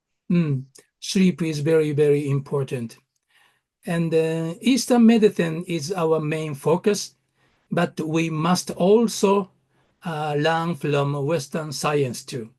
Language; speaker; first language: English; non-native, learner; Japanese